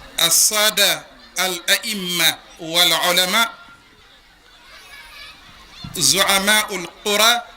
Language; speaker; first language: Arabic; non-native, fluent; Wolof